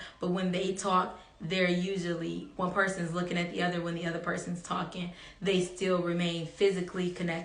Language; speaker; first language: English; native; English